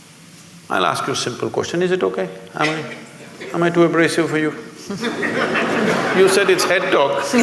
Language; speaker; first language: English; non-native, local second language; Kannada